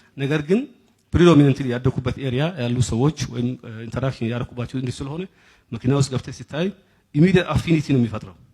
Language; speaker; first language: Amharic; non-native, local second language; Somali